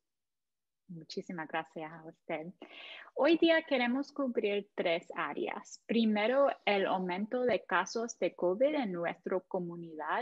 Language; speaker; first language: Spanish; non-native, fluent; English